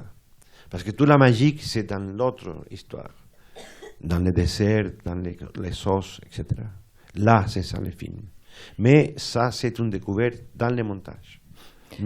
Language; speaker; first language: French; non-native, fluent; Spanish